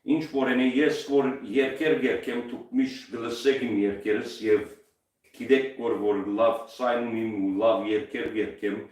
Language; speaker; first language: Armenian; early bilingual, heritage; Armenian